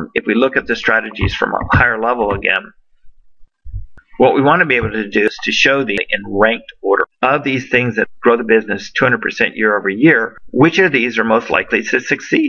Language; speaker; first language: English; native; English